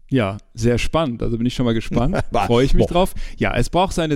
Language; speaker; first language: German; native; German